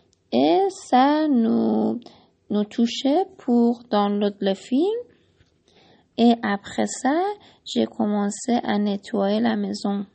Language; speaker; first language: French; non-native, learner; Persian